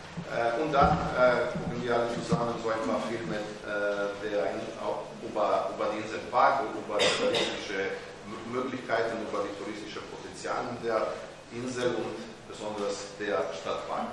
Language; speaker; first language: German; non-native, fluent; Croatian